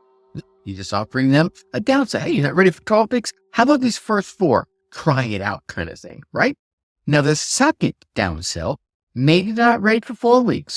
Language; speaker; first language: English; native; English